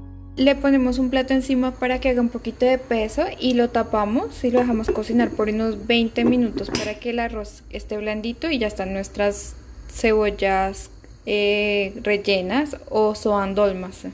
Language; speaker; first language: Spanish; native; Spanish